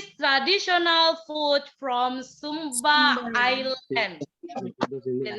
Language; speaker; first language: English; non-native, learner; Indonesian